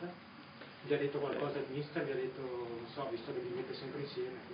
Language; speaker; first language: Italian; native; Italian